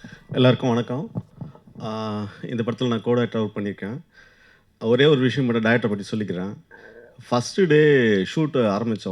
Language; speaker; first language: Tamil; native; Tamil